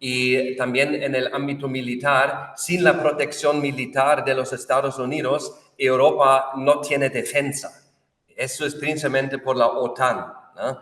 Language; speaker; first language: Spanish; non-native, fluent; German